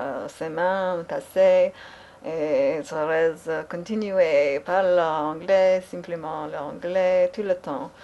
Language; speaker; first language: French; non-native, learner; English